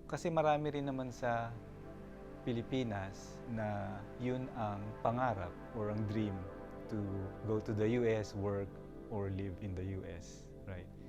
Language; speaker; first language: Filipino; native; Filipino